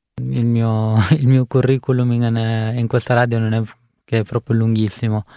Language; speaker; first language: Italian; early bilingual, other home language; Punjabi